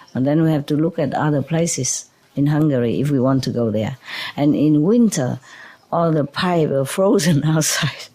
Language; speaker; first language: English; non-native, fluent; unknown